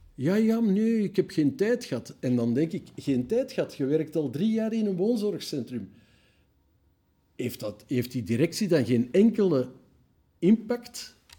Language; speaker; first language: Dutch; native; Dutch